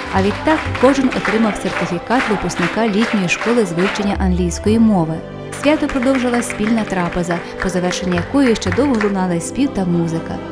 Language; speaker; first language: Ukrainian; native; Ukrainian